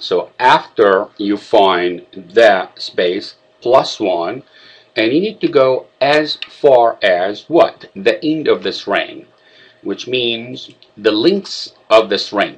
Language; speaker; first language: English; non-native, fluent; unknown